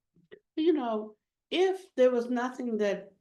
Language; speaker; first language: English; native; English